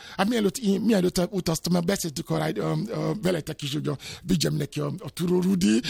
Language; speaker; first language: Hungarian; non-native, fluent; Yoruba